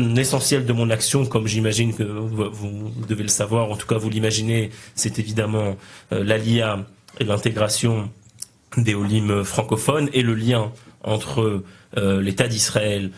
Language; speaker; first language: French; native; French